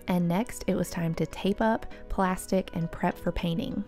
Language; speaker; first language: English; native; English